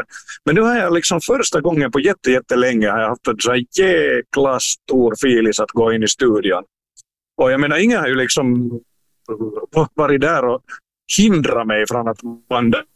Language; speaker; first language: Swedish; native; Swedish